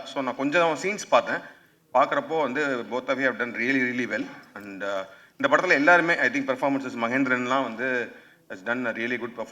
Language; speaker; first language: Tamil; native; Tamil